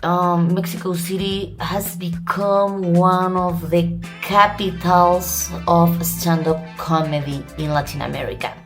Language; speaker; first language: English; non-native, learner; Spanish